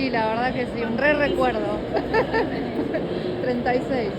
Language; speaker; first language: Spanish; native; Spanish